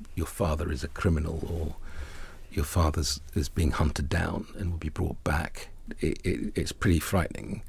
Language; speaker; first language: English; early bilingual, other home language; Arabic